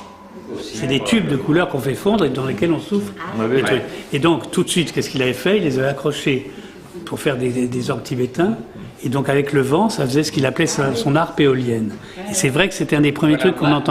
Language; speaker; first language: French; native; French